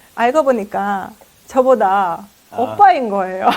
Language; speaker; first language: Korean; non-native, fluent; Azerbaijani